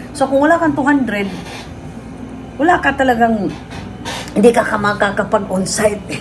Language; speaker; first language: Filipino; native; Filipino